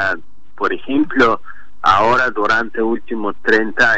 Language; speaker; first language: Spanish; non-native, learner; Azerbaijani